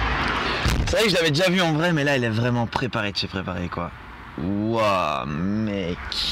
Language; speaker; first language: French; native; French